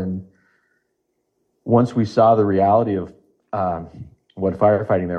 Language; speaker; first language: English; native; English